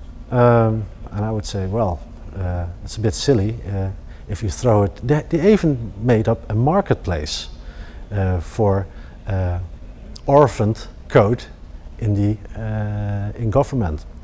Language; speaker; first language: English; non-native, fluent; Dutch